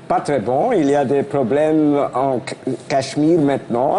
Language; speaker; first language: French; non-native, fluent; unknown